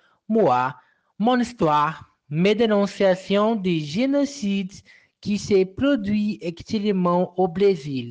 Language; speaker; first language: French; non-native, learner; Portuguese